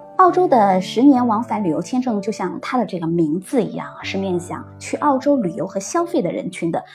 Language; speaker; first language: Chinese; native; Chinese